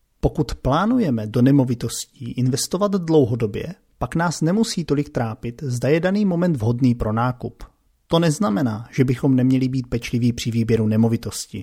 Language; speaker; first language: Czech; native; Czech